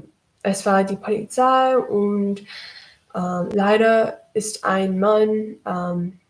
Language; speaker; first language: German; non-native, learner; English